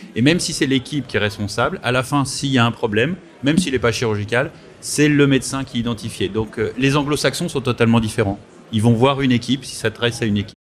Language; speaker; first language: French; native; French